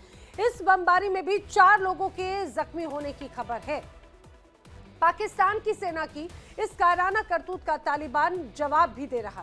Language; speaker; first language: Hindi; native; Hindi